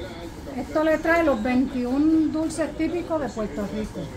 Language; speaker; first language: Spanish; native; Spanish